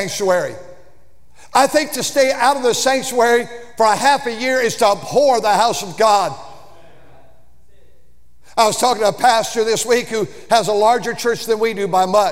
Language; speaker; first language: English; native; English